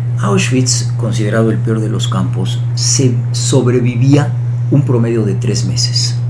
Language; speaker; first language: Spanish; early bilingual, other home language; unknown